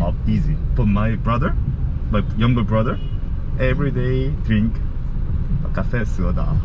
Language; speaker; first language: English; non-native, learner; Korean